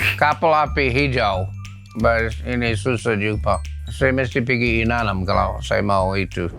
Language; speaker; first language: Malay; non-native, learner; English